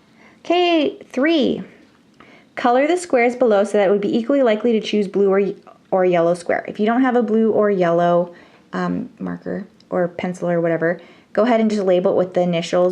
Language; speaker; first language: English; native; English